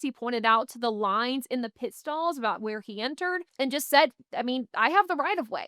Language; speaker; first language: English; native; English